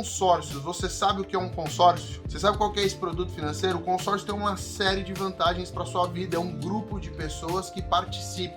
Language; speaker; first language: Portuguese; native; Portuguese